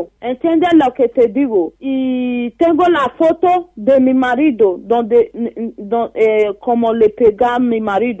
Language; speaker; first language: Spanish; non-native, learner; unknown